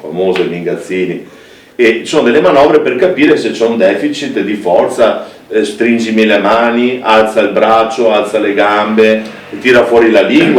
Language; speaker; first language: Italian; native; Italian